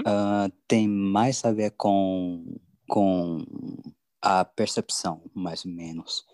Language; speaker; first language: Portuguese; non-native, learner; English